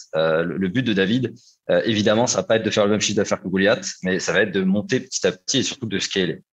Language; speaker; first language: French; native; French